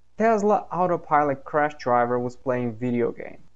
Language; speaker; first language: English; non-native, fluent; Portuguese